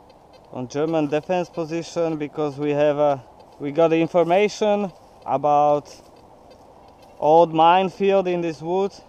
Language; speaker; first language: English; non-native, learner; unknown